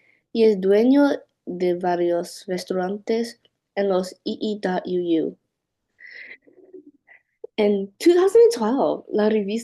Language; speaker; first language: Spanish; non-native, learner; English